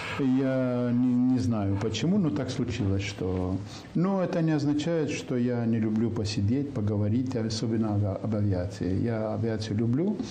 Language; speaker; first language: Russian; non-native, local second language; Romanian